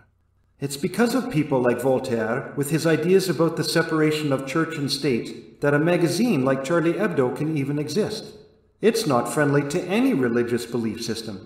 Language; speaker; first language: English; native; English